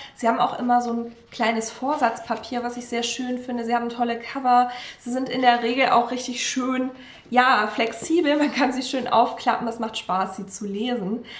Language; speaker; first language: German; native; German